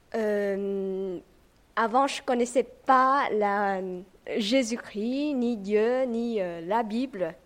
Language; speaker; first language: French; non-native, fluent; Vietnamese